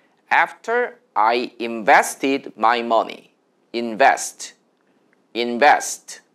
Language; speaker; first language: English; non-native, fluent; Korean